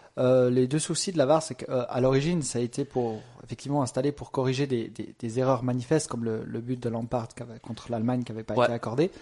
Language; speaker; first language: French; native; French